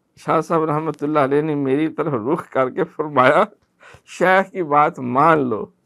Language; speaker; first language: Urdu; non-native, local second language; Punjabi